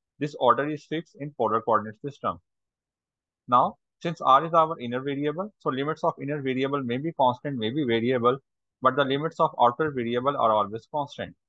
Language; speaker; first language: English; non-native, local second language; Urdu